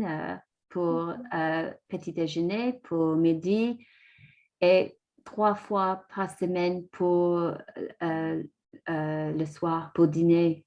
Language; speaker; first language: French; non-native, learner; English